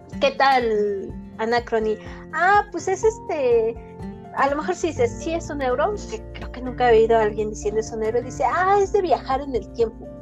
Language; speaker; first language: Spanish; native; Spanish